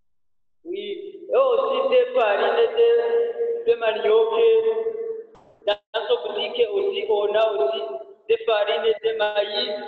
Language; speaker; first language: French; non-native, learner; Rundi